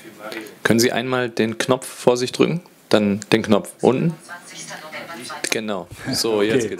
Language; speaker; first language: German; native; German